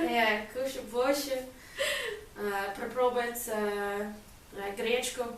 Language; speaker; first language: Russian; non-native, learner; English